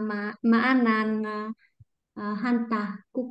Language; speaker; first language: Finnish; non-native, learner; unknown